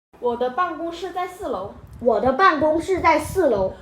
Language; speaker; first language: Chinese; non-native, learner; Korean